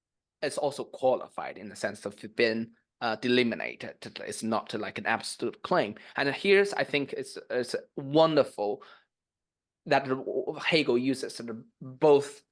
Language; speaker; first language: English; non-native, fluent; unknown